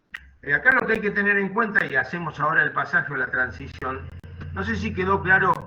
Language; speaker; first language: Spanish; native; Spanish